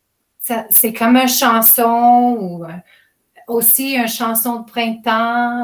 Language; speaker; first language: French; non-native, fluent; English